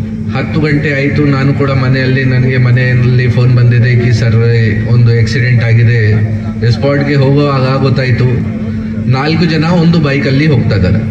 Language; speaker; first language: Kannada; non-native, fluent; Hindi